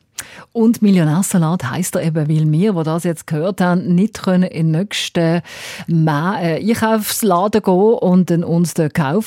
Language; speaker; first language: German; native; German